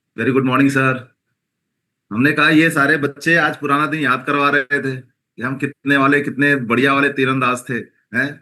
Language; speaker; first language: Hindi; native; Hindi